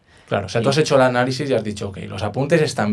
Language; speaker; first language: Spanish; native; Spanish